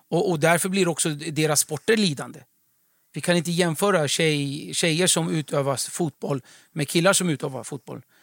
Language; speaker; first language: Swedish; early bilingual, other home language; Kurdish